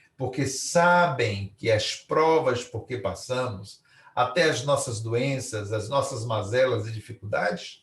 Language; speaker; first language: Portuguese; native; Portuguese